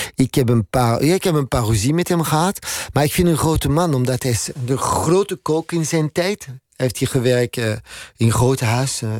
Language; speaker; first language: Dutch; non-native, learner; French